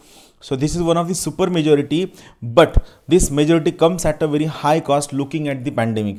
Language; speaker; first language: English; non-native, local second language; Marathi